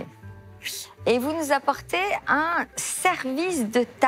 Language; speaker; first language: French; native; French